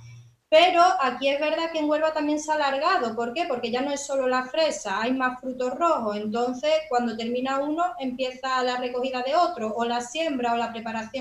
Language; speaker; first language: Spanish; native; Spanish